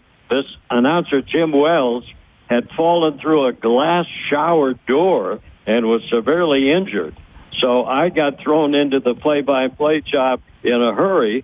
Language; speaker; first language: English; native; English